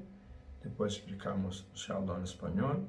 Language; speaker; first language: Spanish; non-native, learner; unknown